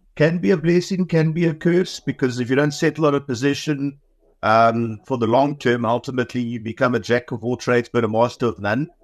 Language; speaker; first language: English; native; English